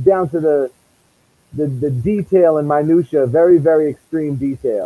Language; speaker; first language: English; native; English